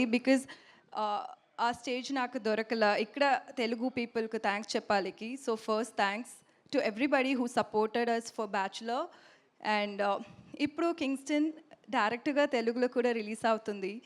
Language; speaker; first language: Telugu; non-native, learner; Tamil